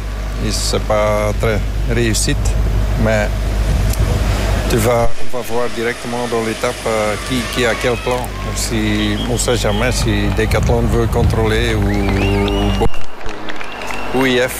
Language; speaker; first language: French; non-native, fluent; Dutch